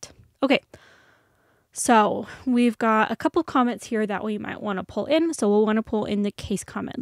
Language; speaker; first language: English; native; English